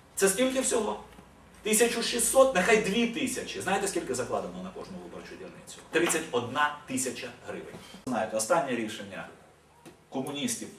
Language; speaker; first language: Ukrainian; native; Ukrainian